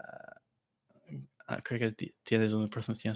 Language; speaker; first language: Spanish; non-native, fluent; English